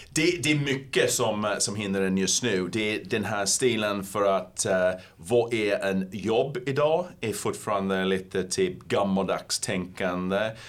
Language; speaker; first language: Swedish; non-native, fluent; English